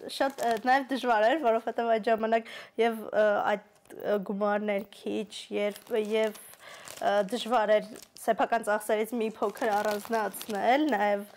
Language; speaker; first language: Armenian; native; Armenian